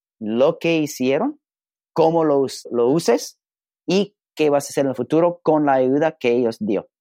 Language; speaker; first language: Spanish; non-native, learner; English